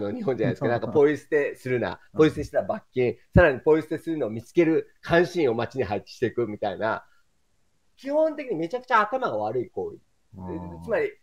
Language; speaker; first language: Japanese; native; Japanese